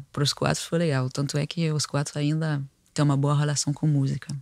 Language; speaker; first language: Portuguese; non-native, fluent; French